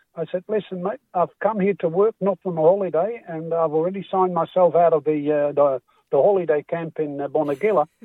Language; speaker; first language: English; non-native, fluent; Dutch